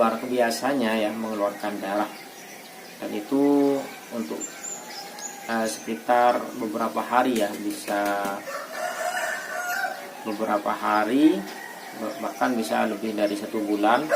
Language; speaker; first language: Indonesian; native; Indonesian